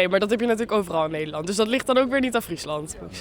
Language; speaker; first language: Dutch; native; Dutch